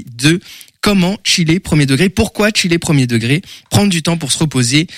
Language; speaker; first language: French; native; French